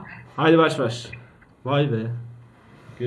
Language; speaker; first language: Turkish; native; Turkish